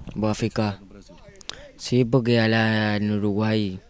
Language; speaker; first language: Portuguese; non-native, learner; Spanish